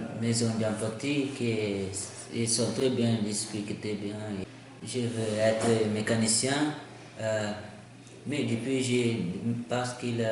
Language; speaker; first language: French; non-native, learner; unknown